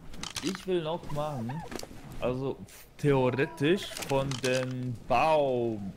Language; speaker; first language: German; non-native, learner; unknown